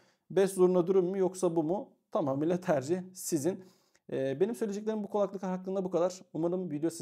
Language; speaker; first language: Turkish; native; Turkish